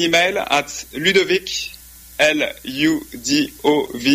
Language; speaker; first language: English; non-native, fluent; French